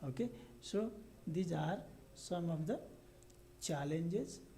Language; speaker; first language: English; non-native, local second language; Nepali